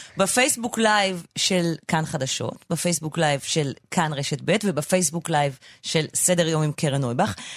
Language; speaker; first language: Hebrew; native; Hebrew